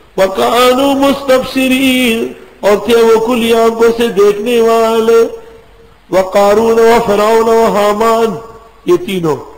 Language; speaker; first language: Urdu; non-native, local second language; Pashto